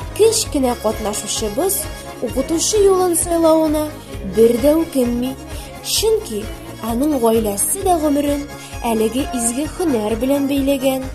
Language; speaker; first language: Tatar; native; Tatar